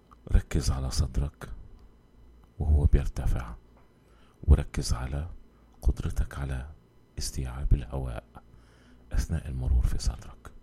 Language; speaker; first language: Arabic; native; Arabic